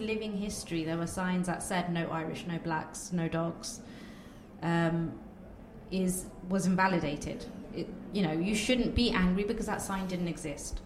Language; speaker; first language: English; non-native, local second language; Bangla